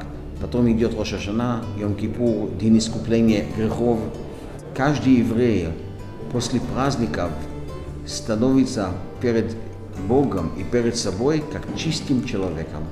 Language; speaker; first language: Russian; non-native, fluent; Hebrew